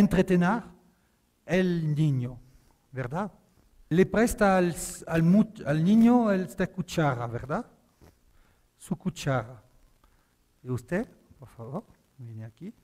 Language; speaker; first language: Spanish; non-native, fluent; French